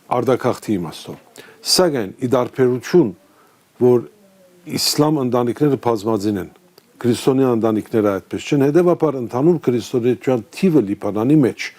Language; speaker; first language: Armenian; early bilingual, heritage; Armenian